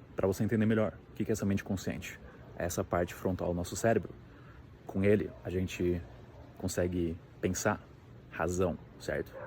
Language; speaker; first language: Portuguese; native; Portuguese